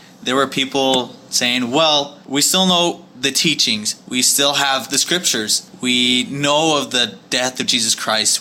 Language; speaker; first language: English; native; English